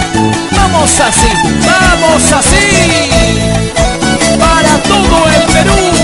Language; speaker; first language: Spanish; native; Spanish